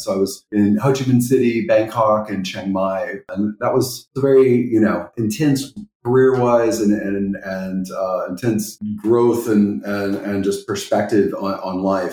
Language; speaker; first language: English; native; English